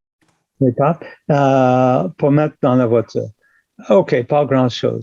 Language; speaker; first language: French; non-native, local second language; English